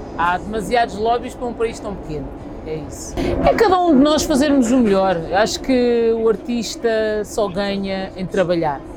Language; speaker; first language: Portuguese; early bilingual, other home language; Kabuverdianu